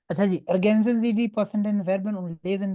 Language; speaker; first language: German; non-native, fluent; Urdu